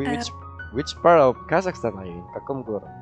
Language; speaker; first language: English; non-native, learner; Indonesian